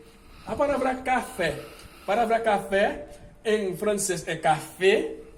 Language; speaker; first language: Portuguese; non-native, fluent; Haitian Creole